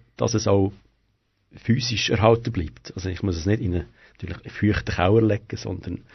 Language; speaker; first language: German; native; German